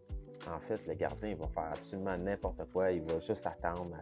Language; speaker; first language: French; native; French